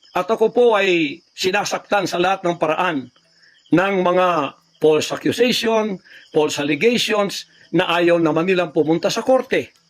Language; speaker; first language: Filipino; non-native, local second language; Cebuano